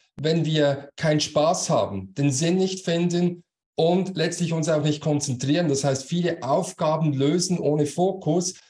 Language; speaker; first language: German; native; German